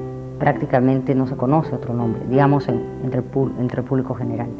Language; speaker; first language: Spanish; native; Spanish